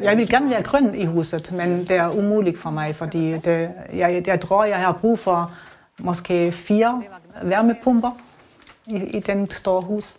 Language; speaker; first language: Danish; non-native, learner; German